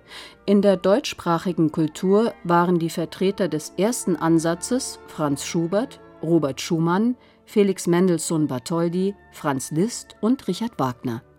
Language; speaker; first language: German; native; German